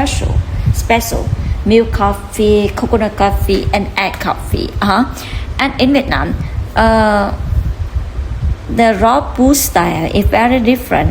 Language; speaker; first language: English; non-native, learner; Vietnamese